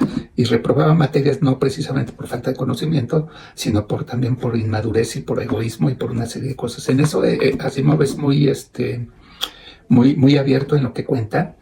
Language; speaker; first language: Spanish; native; Spanish